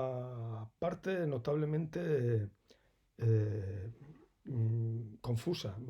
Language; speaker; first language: Spanish; native; Spanish